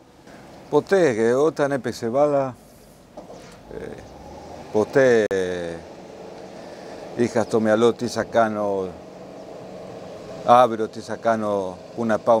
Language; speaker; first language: Greek; non-native, learner; Spanish